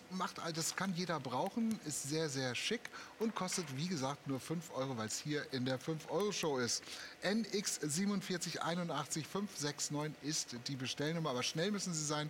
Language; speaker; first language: German; native; German